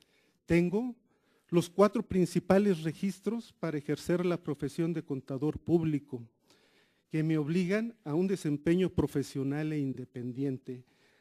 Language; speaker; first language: Spanish; native; Spanish